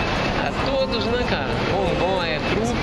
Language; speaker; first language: Portuguese; native; Portuguese